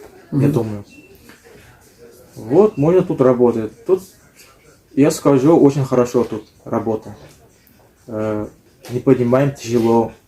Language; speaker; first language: Russian; non-native, learner; Uzbek